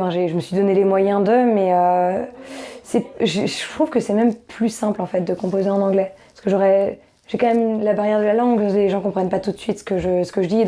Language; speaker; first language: French; native; French